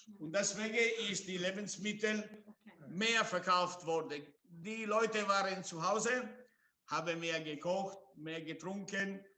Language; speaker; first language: German; non-native, fluent; Italian